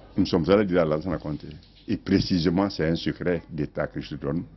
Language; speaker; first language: French; non-native, local second language; Mandingo